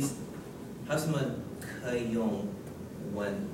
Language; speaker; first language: Chinese; non-native, learner; English